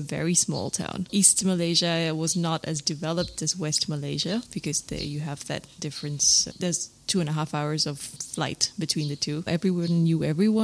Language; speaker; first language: English; native; English